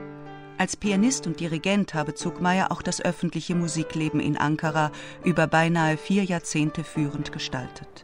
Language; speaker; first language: German; native; German